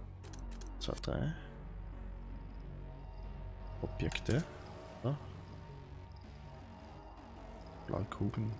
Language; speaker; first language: German; native; German